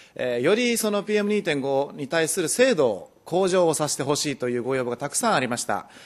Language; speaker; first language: Japanese; native; Japanese